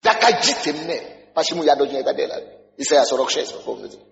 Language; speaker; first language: Russian; non-native, fluent; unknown